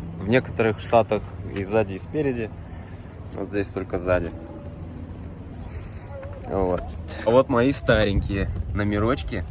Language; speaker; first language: Russian; native; Russian